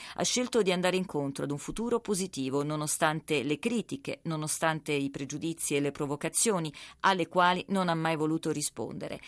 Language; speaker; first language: Italian; native; Italian